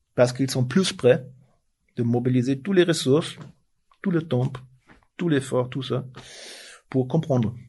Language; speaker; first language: French; non-native, fluent; German